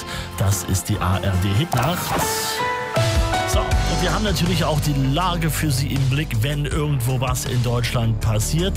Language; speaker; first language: German; native; German